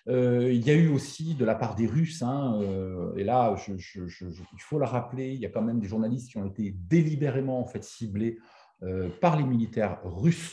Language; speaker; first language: French; native; French